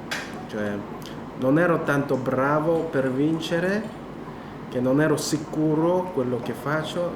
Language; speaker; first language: Italian; non-native, fluent; Korean